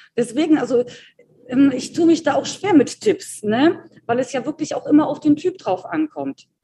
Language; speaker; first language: German; early bilingual, other home language; Polish